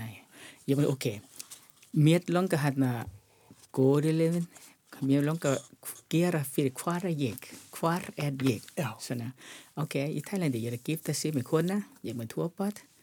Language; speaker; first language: Icelandic; non-native, learner; Thai